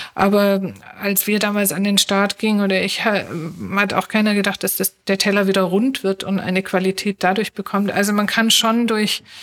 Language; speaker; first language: German; native; German